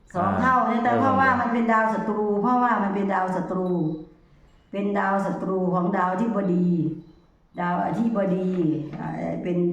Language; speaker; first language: Thai; non-native, local second language; Northeastern Thai